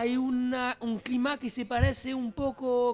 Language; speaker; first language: Spanish; non-native, learner; French